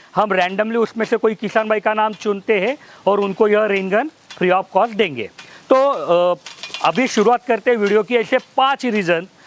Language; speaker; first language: Hindi; non-native, local second language; Marathi